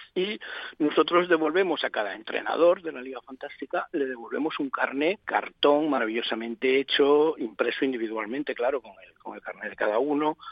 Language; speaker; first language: Spanish; native; Spanish